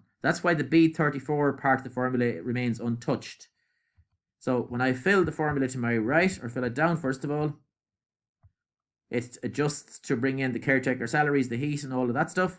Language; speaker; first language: English; native; English